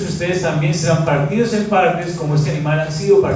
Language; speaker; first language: Spanish; native; Spanish